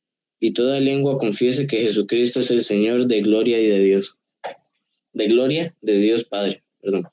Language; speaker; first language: Spanish; native; Spanish